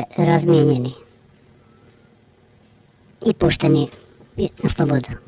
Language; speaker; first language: Croatian; native; Croatian